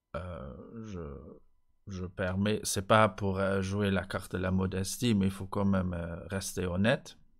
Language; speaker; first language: French; non-native, local second language; Luxembourgish